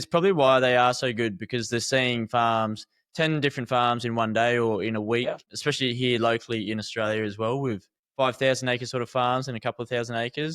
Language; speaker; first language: English; native; English